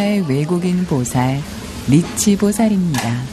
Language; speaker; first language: Korean; native; Korean